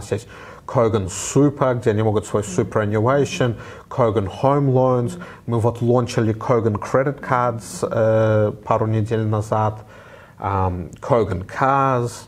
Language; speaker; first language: Russian; early bilingual, heritage; Russian